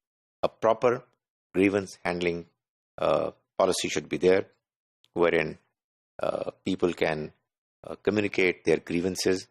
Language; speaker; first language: English; non-native, local second language; Urdu